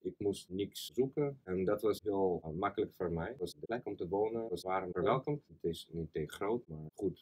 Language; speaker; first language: Dutch; non-native, fluent; Russian